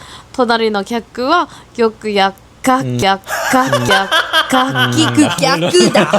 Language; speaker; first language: Japanese; non-native, learner; Filipino